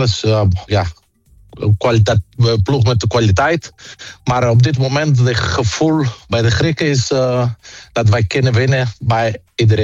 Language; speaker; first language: Dutch; non-native, fluent; Greek